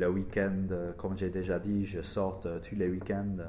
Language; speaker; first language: French; non-native, learner; English